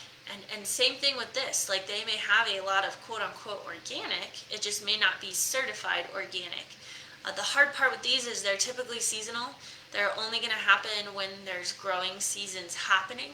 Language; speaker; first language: English; native; English